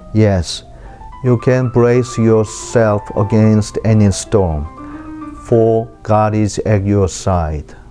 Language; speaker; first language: English; non-native, fluent; Korean